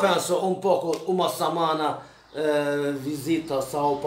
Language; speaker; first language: Portuguese; non-native, learner; Turkish